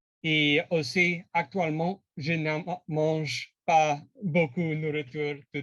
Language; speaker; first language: French; non-native, learner; English